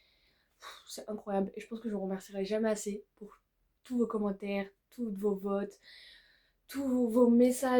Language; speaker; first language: French; native; French